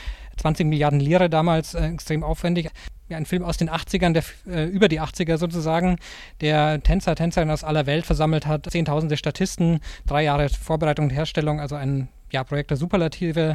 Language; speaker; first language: German; native; German